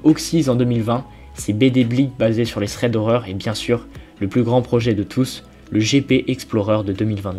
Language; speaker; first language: French; native; French